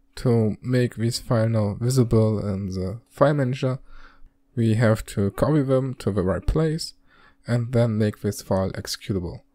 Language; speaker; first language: English; non-native, fluent; German